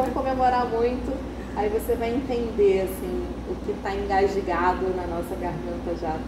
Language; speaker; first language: Portuguese; native; Portuguese